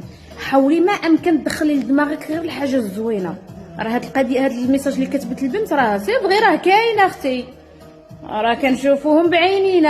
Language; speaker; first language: Arabic; native; Arabic